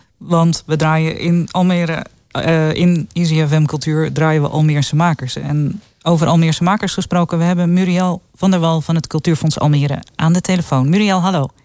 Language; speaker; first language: Dutch; native; Dutch